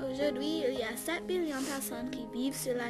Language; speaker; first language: French; non-native, local second language; English